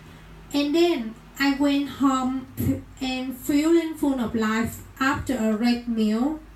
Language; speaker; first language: English; non-native, learner; Vietnamese